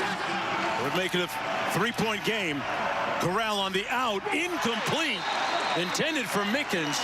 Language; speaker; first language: English; native; English